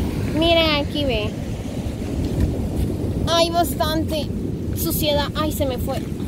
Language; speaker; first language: Spanish; native; Spanish